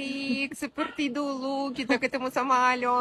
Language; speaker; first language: Indonesian; non-native, fluent; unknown